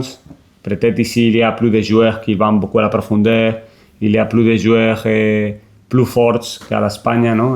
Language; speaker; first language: French; non-native, learner; Spanish